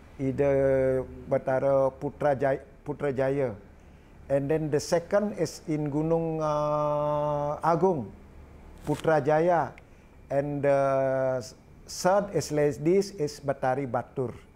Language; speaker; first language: English; non-native, learner; Balinese